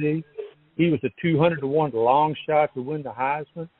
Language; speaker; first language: English; native; English